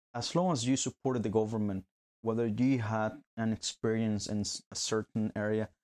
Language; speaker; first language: English; non-native, fluent; Spanish